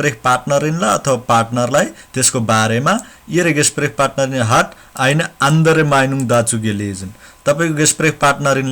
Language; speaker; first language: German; non-native, learner; Nepali